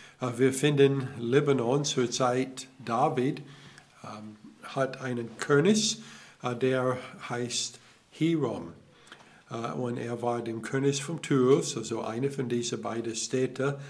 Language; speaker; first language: German; non-native, learner; English